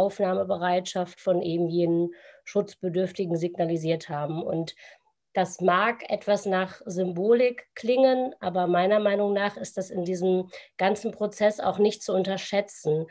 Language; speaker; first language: German; native; German